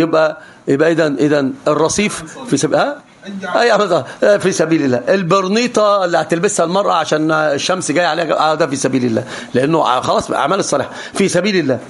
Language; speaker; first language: Arabic; native; Arabic